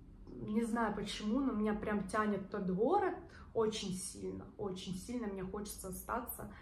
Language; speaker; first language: Russian; native; Russian